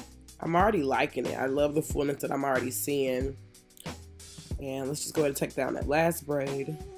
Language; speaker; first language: English; native; English